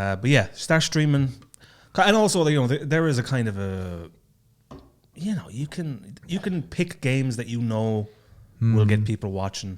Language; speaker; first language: English; native; English